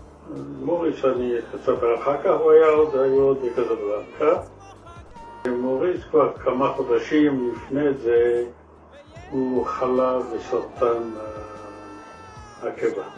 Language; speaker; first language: Hebrew; non-native, fluent; Arabic